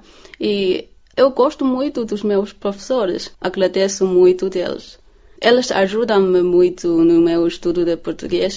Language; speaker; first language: Portuguese; non-native, learner; Chinese